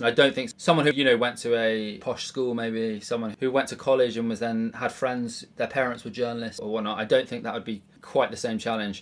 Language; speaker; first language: English; native; English